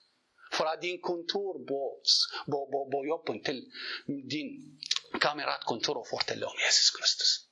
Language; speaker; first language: Swedish; non-native, learner; Arabic